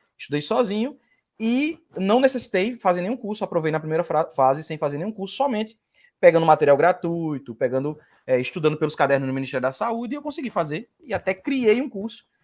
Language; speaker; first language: Portuguese; native; Portuguese